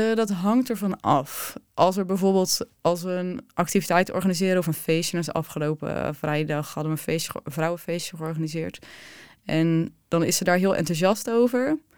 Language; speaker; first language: Dutch; native; Dutch